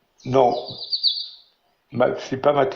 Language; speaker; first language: French; non-native, learner; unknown